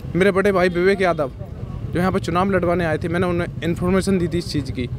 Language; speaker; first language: Hindi; native; Hindi